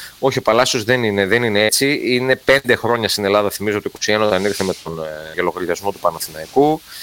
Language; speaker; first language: Greek; native; Greek